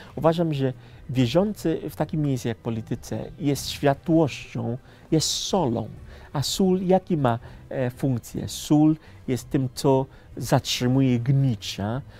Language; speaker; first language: Polish; non-native, fluent; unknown